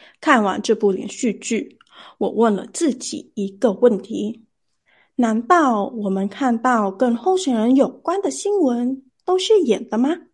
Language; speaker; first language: Chinese; non-native, learner; Vietnamese